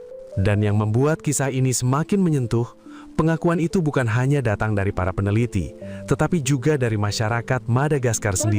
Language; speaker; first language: Indonesian; native; Indonesian